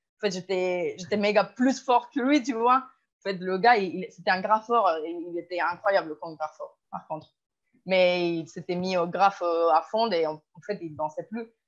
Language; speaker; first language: French; non-native, fluent; Spanish